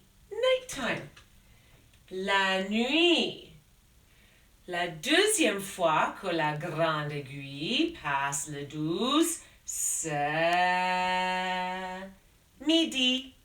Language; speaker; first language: French; non-native, fluent; English